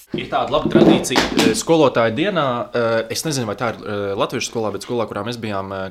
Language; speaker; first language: Latvian; non-native, local second language; Russian